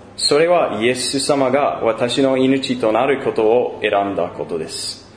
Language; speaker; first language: Japanese; non-native, learner; English